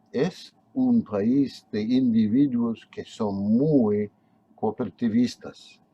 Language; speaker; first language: Spanish; non-native, fluent; English